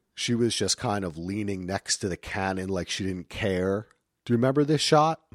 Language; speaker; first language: English; native; English